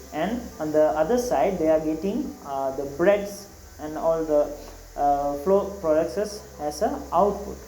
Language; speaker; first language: English; non-native, local second language; Tamil